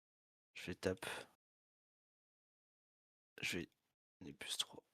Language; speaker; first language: French; native; French